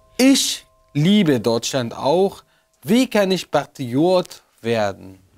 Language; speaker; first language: German; non-native, fluent; Arabic